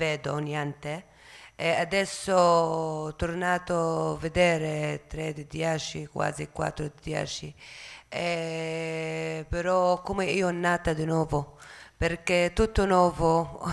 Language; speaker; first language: Italian; non-native, local second language; Arabic